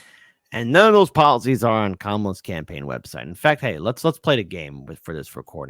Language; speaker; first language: English; native; English